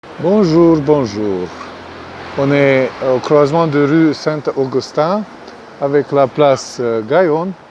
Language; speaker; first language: French; non-native, fluent; Hungarian